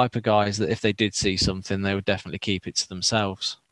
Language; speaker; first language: English; native; English